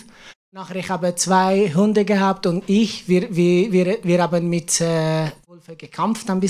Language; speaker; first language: German; non-native, learner; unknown